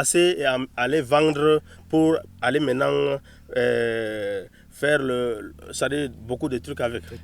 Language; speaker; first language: French; non-native, local second language; Fula